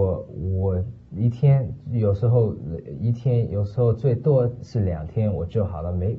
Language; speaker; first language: Chinese; early bilingual, heritage; Chinese